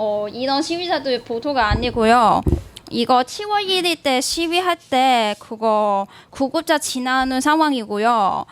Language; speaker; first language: Korean; non-native, learner; Cantonese